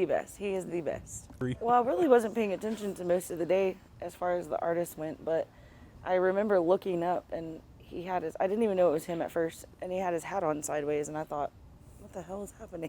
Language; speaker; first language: English; native; English